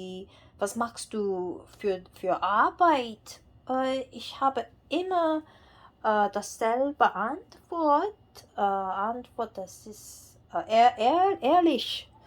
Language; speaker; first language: German; non-native, learner; English